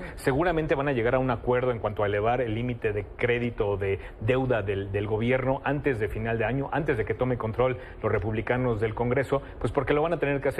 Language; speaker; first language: Spanish; native; Spanish